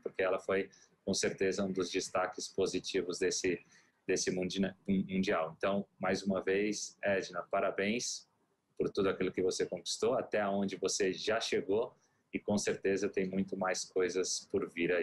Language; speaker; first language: Portuguese; native; Portuguese